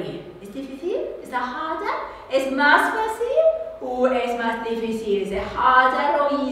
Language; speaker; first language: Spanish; non-native, learner; English